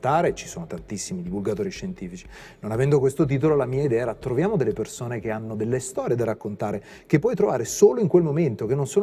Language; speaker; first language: Italian; native; Italian